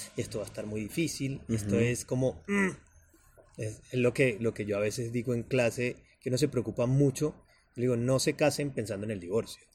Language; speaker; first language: Spanish; native; Spanish